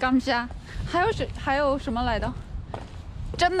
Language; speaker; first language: Chinese; non-native, fluent; Korean